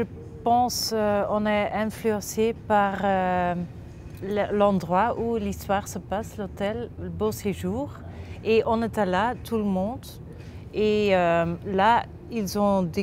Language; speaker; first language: French; non-native, local second language; Dutch